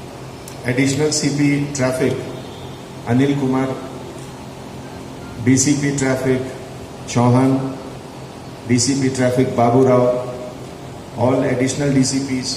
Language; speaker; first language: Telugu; non-native, fluent; Hindi